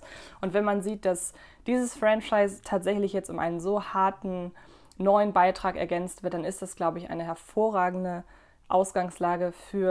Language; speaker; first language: German; native; German